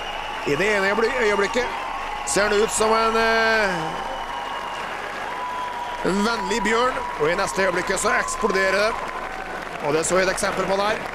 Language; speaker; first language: Norwegian; native; Norwegian